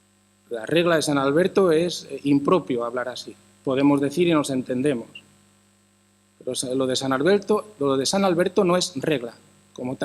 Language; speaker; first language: Spanish; native; Spanish